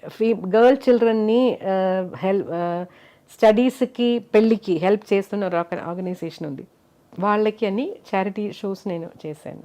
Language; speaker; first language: Telugu; non-native, fluent; Malayalam